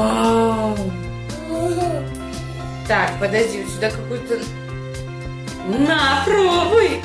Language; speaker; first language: Russian; native; Russian